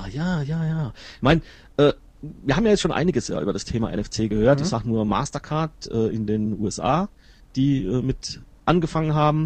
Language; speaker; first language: German; native; German